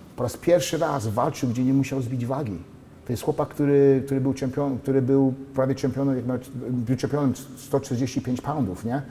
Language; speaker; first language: Polish; native; Polish